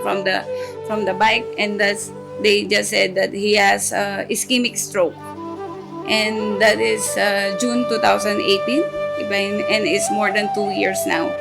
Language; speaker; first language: English; non-native, local second language; Filipino